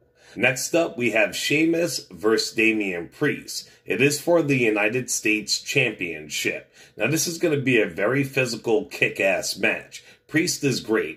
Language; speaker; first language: English; native; English